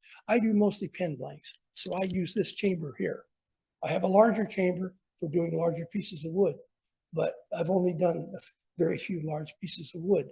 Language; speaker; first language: English; native; English